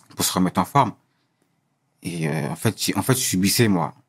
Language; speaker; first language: French; native; French